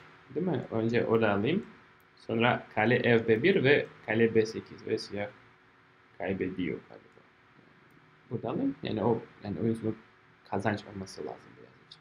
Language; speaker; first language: Turkish; non-native, fluent; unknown